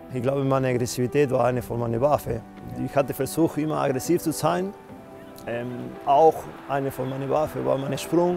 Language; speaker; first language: German; non-native, fluent; Spanish